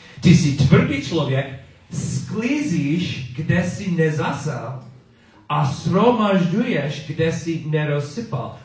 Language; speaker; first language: Czech; non-native, learner; English